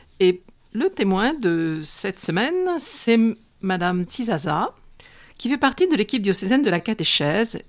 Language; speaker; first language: French; native; French